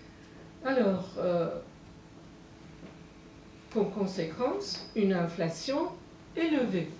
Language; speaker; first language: French; non-native, fluent; Persian